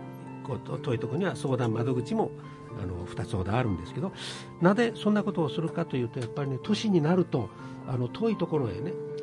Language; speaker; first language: Japanese; native; Japanese